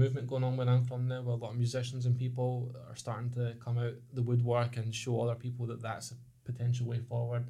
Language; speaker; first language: English; native; English